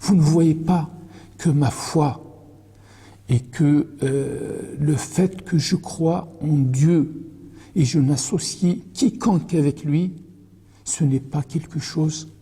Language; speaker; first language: French; non-native, local second language; Arabic